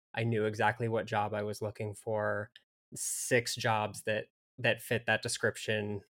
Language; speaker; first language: English; native; English